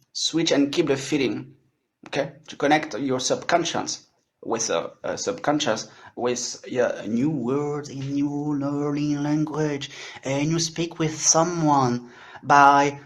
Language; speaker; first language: English; non-native, learner; French